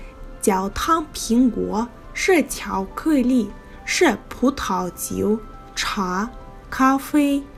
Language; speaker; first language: Chinese; non-native, learner; Russian